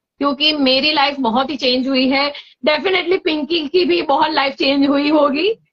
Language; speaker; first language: Hindi; non-native, local second language; Gujarati